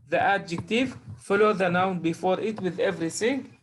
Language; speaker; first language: English; non-native, learner; Arabic